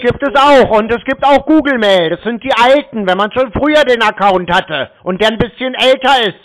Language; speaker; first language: German; native; German